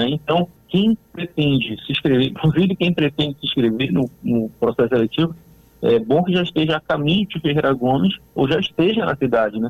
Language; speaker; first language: Portuguese; native; Portuguese